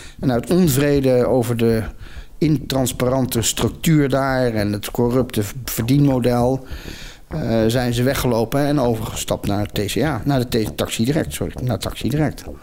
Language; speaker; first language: Dutch; native; Dutch